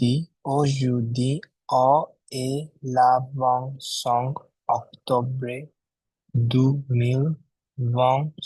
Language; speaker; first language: French; non-native, learner; Bangla